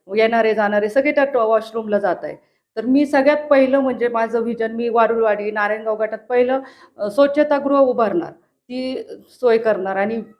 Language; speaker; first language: Marathi; native; Marathi